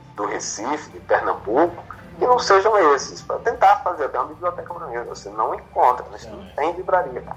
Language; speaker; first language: Portuguese; native; Portuguese